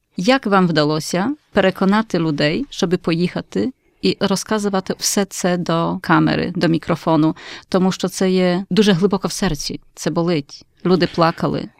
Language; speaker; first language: Ukrainian; early bilingual, heritage; Ukrainian